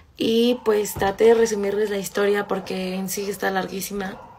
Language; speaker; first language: Spanish; native; Spanish